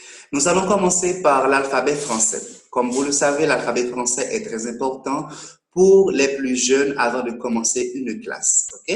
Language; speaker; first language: French; non-native, local second language; Haitian Creole